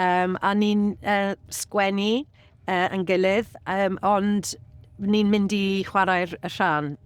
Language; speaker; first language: Welsh; non-native, local second language; English